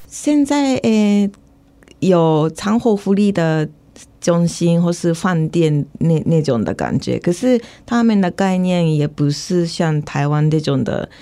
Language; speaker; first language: Chinese; non-native, fluent; Japanese